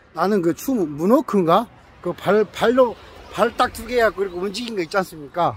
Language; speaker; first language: Korean; native; Korean